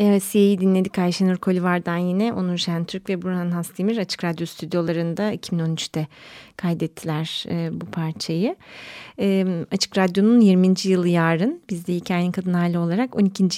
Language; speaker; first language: Turkish; native; Turkish